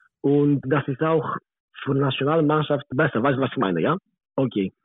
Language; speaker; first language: German; non-native, learner; Greek